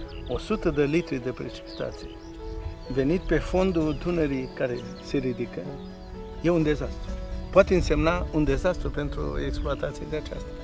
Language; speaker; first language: Romanian; native; Romanian